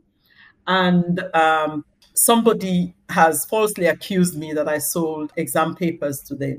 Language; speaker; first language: English; non-native, local second language; Krio